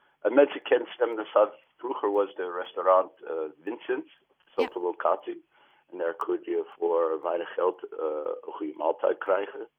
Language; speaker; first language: Dutch; non-native, fluent; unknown